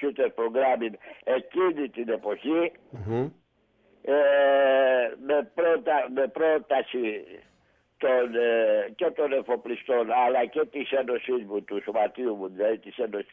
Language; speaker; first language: Greek; native; Greek